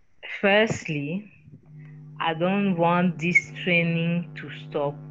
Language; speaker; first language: English; non-native, learner; French